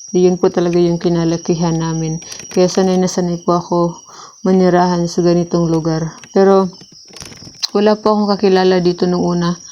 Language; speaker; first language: Filipino; non-native, local second language; Cebuano